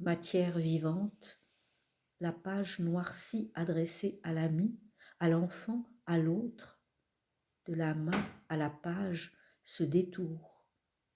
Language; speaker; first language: French; native; French